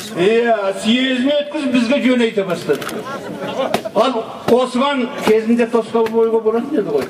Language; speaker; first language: Kazakh; native; Kazakh